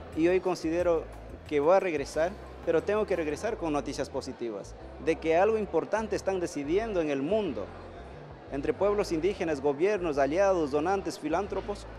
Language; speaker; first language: Spanish; native; Spanish